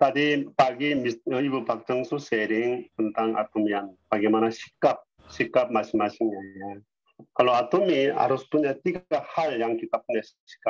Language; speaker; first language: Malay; non-native, learner; Korean